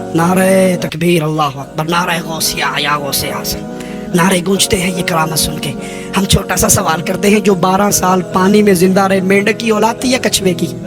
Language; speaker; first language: Urdu; non-native, local second language; Punjabi